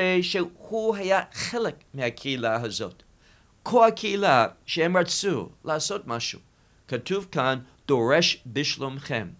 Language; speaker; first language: Hebrew; non-native, fluent; English